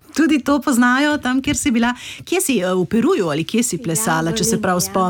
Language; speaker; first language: Slovenian; native; Slovenian